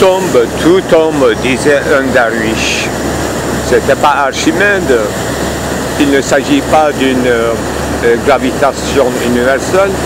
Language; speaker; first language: French; non-native, fluent; Turkish